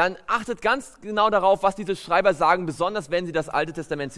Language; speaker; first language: German; native; German